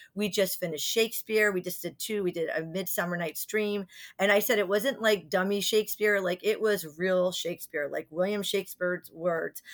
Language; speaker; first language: English; native; English